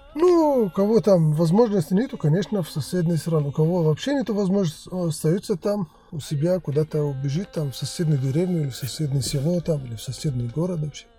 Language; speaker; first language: Russian; non-native, fluent; Arabic